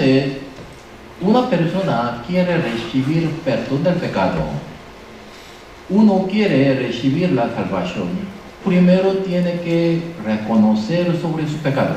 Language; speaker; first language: Spanish; non-native, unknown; Korean